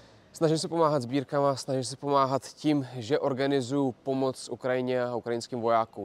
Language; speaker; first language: Czech; non-native, fluent; Ukrainian